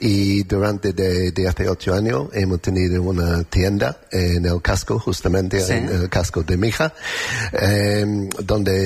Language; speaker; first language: Spanish; non-native, learner; English